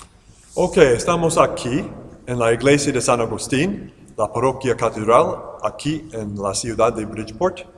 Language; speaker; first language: Spanish; non-native, fluent; English